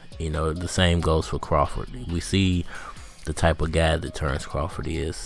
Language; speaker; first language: English; native; English